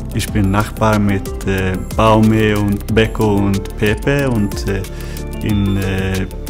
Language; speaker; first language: German; non-native, learner; Swedish